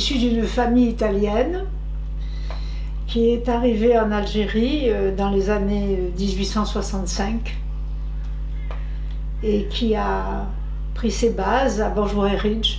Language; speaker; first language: French; native; French